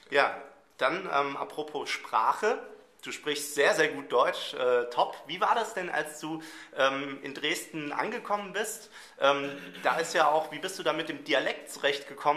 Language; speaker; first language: German; native; German